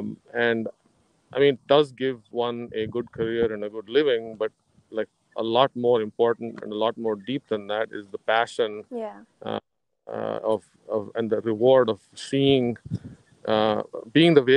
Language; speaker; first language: English; non-native, local second language; Kannada